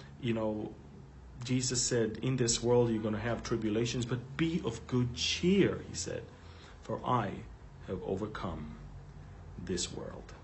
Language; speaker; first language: English; non-native, fluent; Hebrew